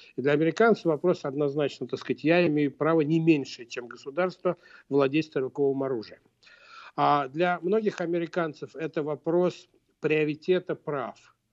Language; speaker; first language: Russian; native; Russian